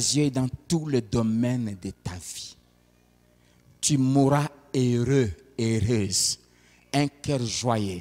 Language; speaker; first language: French; non-native, local second language; Lingala